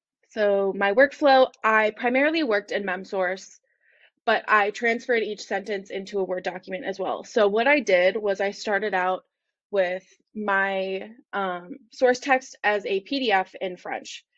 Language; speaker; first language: English; native; English